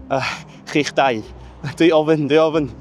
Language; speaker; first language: Welsh; non-native, learner; Cantonese